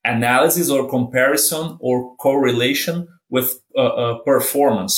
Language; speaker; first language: English; non-native, fluent; Portuguese